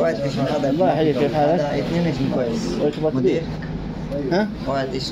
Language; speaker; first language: Arabic; non-native, learner; Bangla